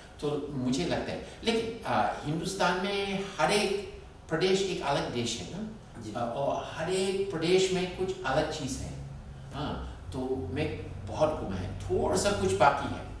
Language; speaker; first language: Hindi; non-native, fluent; English